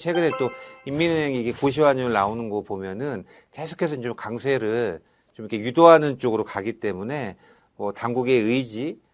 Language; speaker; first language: Korean; native; Korean